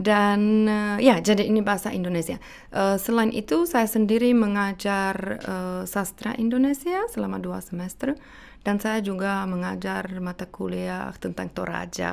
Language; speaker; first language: Indonesian; non-native, fluent; Czech